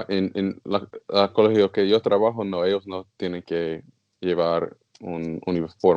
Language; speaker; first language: Spanish; non-native, learner; English